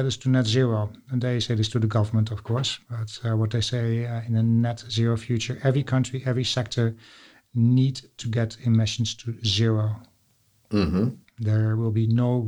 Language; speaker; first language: English; non-native, fluent; Dutch